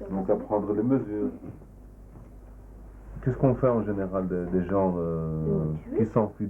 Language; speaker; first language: French; native; French